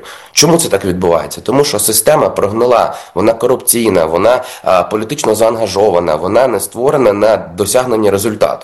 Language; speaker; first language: Ukrainian; native; Ukrainian